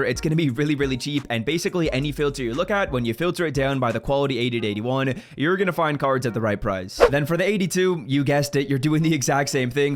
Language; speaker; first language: English; native; English